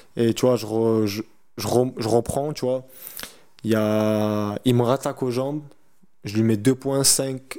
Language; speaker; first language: French; early bilingual, other home language; Chechen